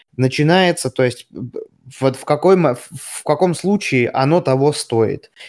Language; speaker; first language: Russian; native; Russian